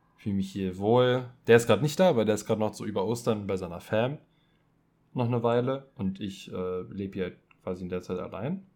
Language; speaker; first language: German; early bilingual, other home language; Polish